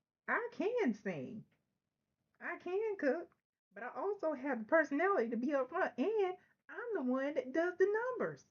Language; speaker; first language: English; native; English